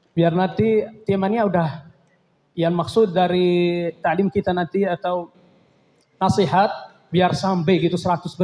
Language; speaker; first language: Indonesian; non-native, learner; Arabic